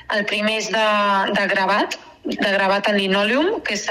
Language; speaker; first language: Catalan; native; Catalan